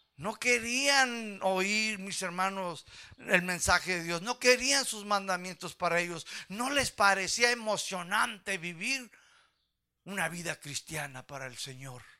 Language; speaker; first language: Spanish; early bilingual, heritage; Spanish